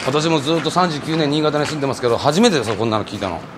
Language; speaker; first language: Japanese; native; Japanese